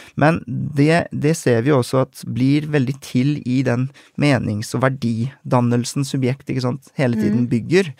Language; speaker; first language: Norwegian; early bilingual, other home language; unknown